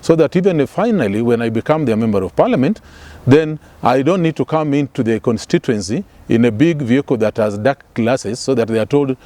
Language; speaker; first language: English; non-native, local second language; Luyia